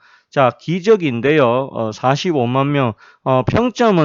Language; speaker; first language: Korean; native; Korean